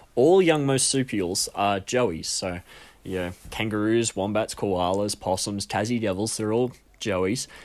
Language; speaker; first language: English; native; English